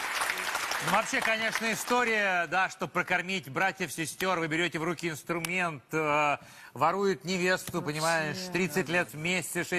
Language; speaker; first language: Russian; native; Russian